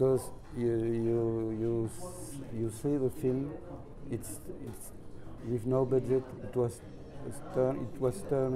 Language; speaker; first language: English; non-native, learner; French